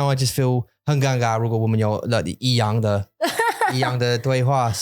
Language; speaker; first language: Chinese; non-native, learner; English